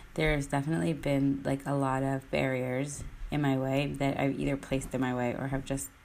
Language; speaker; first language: English; native; English